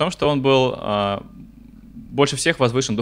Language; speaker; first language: Russian; native; Russian